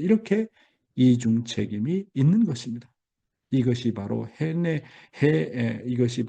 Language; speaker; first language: Korean; native; Korean